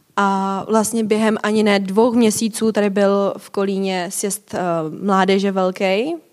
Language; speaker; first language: Czech; native; Czech